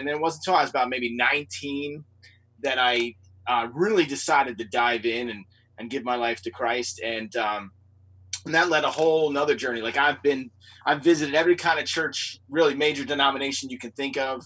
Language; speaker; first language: English; native; English